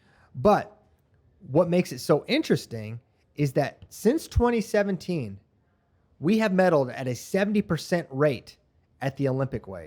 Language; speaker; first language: English; native; English